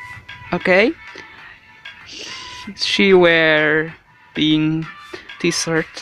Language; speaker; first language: English; non-native, learner; Indonesian